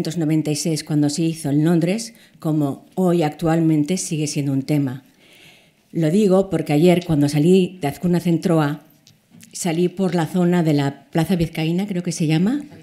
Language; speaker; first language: Spanish; native; Spanish